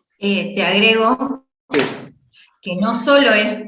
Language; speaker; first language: Spanish; native; Spanish